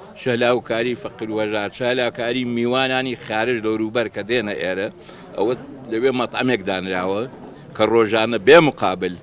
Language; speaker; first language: Central Kurdish; non-native, local second language; Gurani